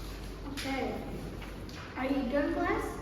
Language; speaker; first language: English; non-native, learner; Indonesian